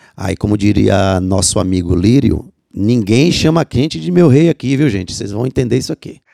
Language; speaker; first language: Portuguese; native; Portuguese